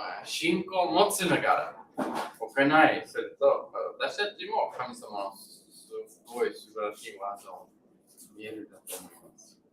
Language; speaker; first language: Japanese; non-native, learner; English